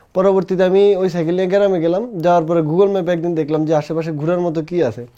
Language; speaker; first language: Bangla; native; Bangla